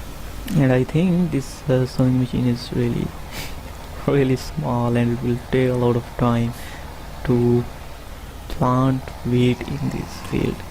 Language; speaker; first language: English; non-native, fluent; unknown